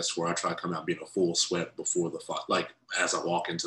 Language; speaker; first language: English; native; English